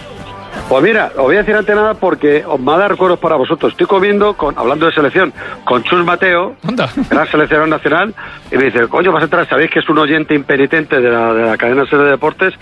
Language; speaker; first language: Spanish; native; Spanish